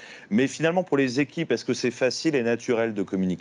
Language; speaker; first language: French; native; French